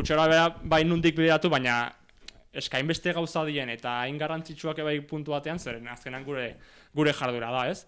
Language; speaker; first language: Basque; native; Basque